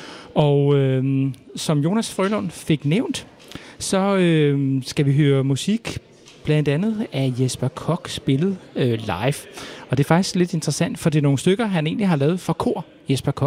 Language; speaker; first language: Danish; native; Danish